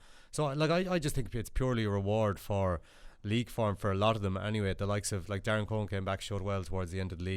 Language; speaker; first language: English; native; English